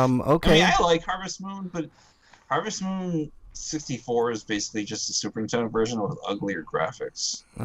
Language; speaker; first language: English; native; English